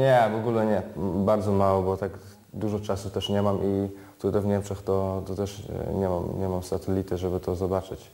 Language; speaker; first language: Polish; early bilingual, heritage; Polish